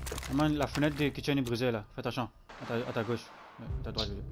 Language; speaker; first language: French; native; French